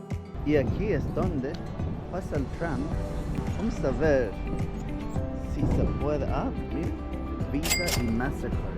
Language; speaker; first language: Spanish; non-native, fluent; English